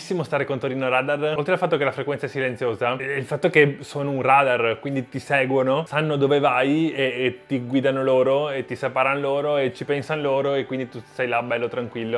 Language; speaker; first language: Italian; native; Italian